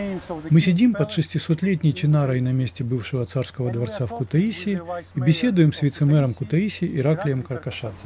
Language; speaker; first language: Russian; native; Russian